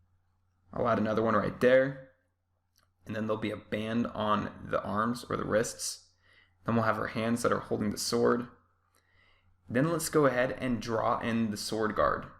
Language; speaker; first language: English; native; English